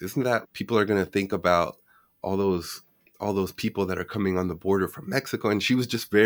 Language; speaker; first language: English; native; English